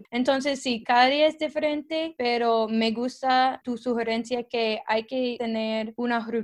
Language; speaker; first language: Spanish; non-native, fluent; English